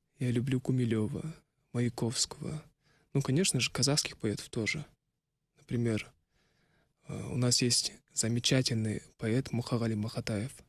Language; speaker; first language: Russian; non-native, local second language; Kazakh